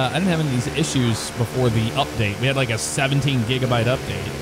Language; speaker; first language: English; native; English